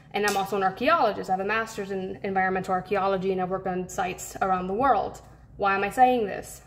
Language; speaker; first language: English; native; English